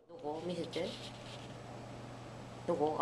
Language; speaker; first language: Japanese; native; Japanese